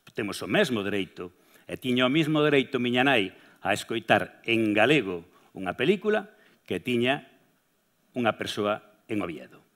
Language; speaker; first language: Galician; native; Galician